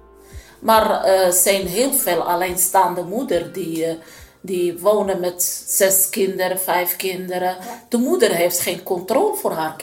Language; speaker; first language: Dutch; non-native, learner; Arabic